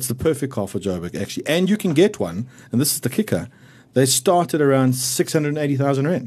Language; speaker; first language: English; native; English